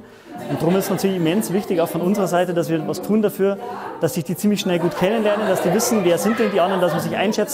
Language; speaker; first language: German; native; German